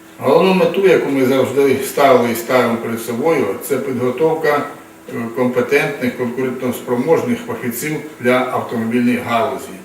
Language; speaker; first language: Ukrainian; non-native, local second language; Russian